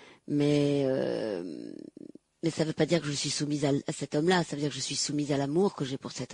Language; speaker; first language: French; native; French